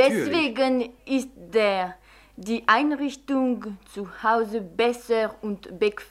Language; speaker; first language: German; non-native, fluent; French